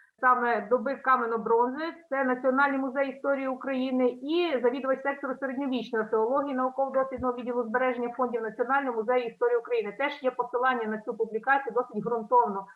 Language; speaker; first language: Ukrainian; native; Ukrainian